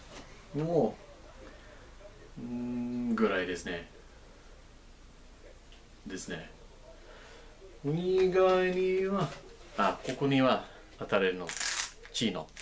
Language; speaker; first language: Japanese; non-native, learner; English